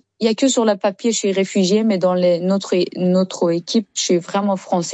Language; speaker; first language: French; non-native, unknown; Persian